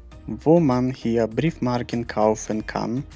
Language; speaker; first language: German; non-native, fluent; Macedonian